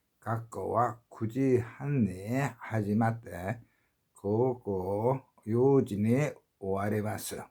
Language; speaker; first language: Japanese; non-native, learner; Korean